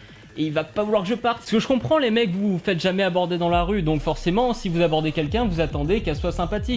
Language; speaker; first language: French; native; French